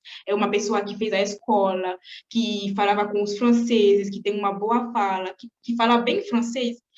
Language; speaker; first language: Portuguese; non-native, fluent; French